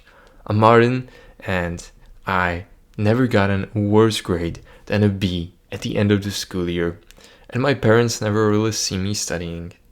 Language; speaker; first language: English; non-native, fluent; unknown